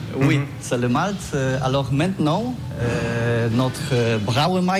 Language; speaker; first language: French; non-native, learner; Polish